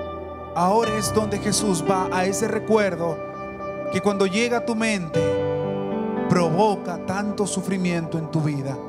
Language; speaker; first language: Spanish; native; Spanish